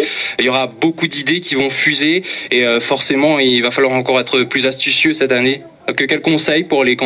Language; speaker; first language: French; native; French